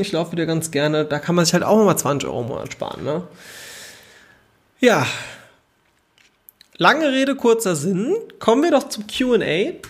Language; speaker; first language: German; native; German